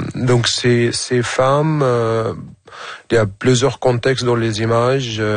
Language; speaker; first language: French; non-native, fluent; Arabic